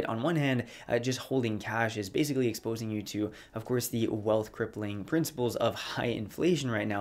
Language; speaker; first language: English; native; English